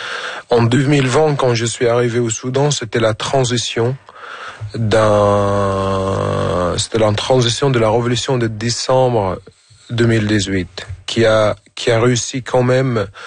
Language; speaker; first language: French; non-native, fluent; Arabic